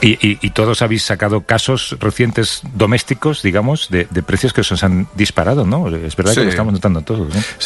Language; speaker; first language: Spanish; native; Spanish